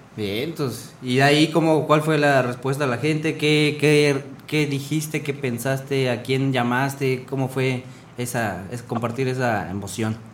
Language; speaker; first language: Spanish; native; Spanish